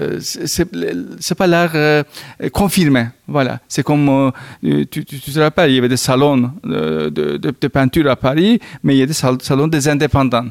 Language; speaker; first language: French; non-native, fluent; Turkish